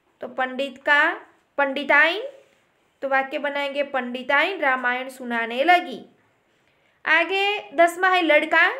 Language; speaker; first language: Hindi; non-native, local second language; Gujarati